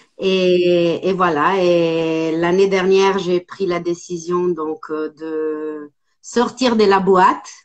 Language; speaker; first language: French; non-native, fluent; Italian